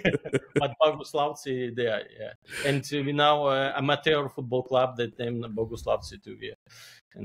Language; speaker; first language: English; non-native, learner; Belarusian